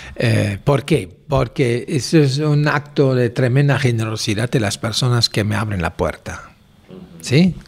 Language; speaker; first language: Spanish; non-native, fluent; German